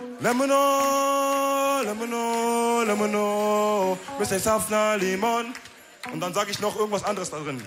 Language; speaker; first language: German; early bilingual, other home language; Wolof